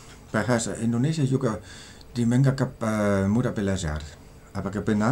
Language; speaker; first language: Indonesian; non-native, learner; Danish